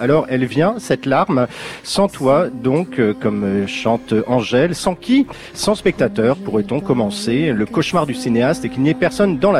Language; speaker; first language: French; native; French